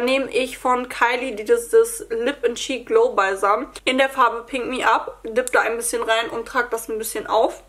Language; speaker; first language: German; native; German